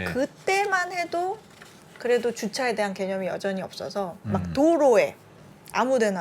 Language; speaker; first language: Korean; native; Korean